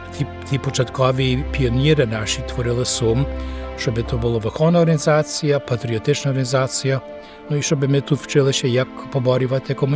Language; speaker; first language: Ukrainian; early bilingual, heritage; Ukrainian